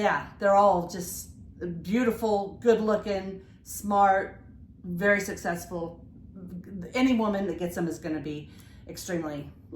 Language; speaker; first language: English; native; English